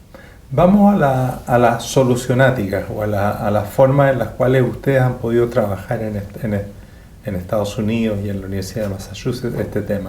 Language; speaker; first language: Spanish; native; Spanish